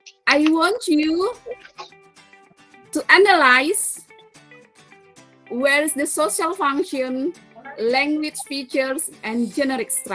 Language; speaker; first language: English; non-native, learner; Indonesian